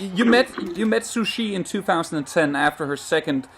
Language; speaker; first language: English; non-native, fluent; Danish